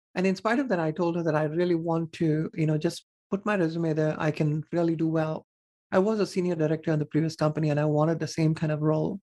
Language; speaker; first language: English; non-native, local second language; Tamil